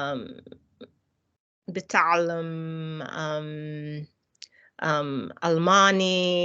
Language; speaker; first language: Arabic; non-native, learner; English